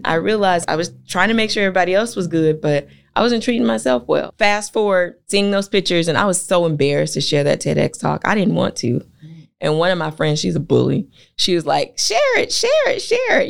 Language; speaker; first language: English; native; English